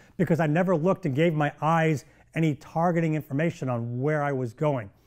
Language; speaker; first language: English; native; English